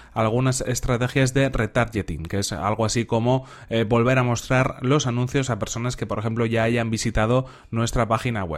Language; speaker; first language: Spanish; native; Spanish